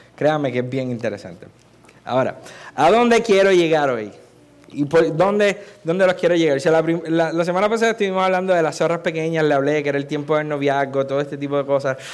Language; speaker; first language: Spanish; native; Spanish